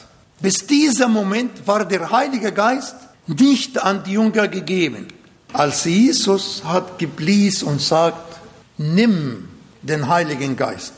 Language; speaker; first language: German; non-native, fluent; Arabic